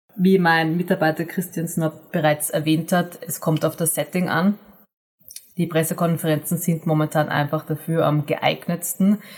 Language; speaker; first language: German; native; German